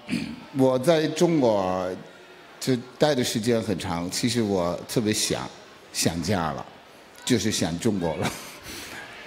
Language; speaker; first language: Chinese; non-native, fluent; English